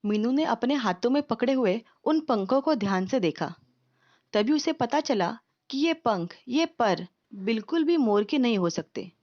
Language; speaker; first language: Hindi; non-native, local second language; Marathi